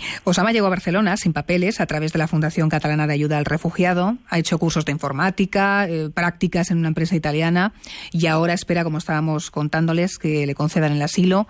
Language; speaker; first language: Spanish; native; Spanish